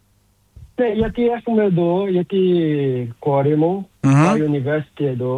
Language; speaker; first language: Greek; non-native, learner; Portuguese